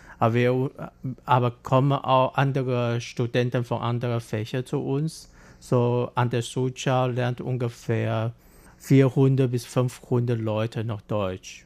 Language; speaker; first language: German; non-native, fluent; Chinese